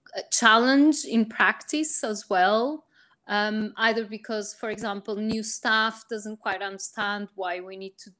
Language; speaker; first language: English; non-native, fluent; Portuguese